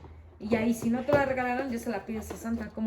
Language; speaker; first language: Spanish; native; Spanish